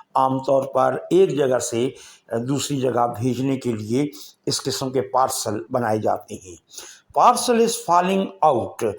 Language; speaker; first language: Urdu; native; Urdu